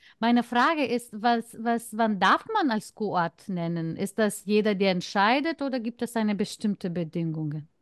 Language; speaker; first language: German; non-native, fluent; Lithuanian